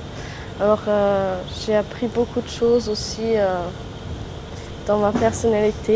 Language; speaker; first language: French; non-native, learner; Luxembourgish